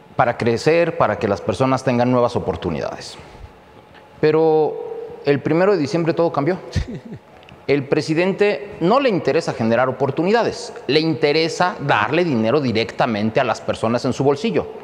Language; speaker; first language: Spanish; native; Spanish